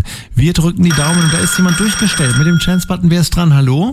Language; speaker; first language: German; native; German